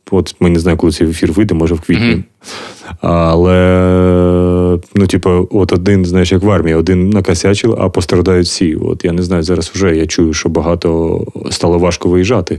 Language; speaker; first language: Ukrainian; native; Ukrainian